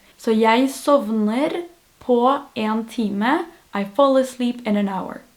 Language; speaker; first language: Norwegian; non-native, fluent; French